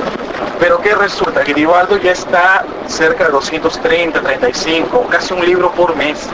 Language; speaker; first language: Spanish; native; Spanish